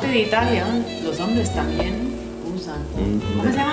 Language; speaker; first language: Spanish; non-native, learner; Italian